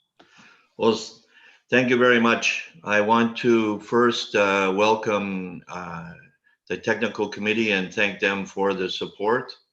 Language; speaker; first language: English; non-native, fluent; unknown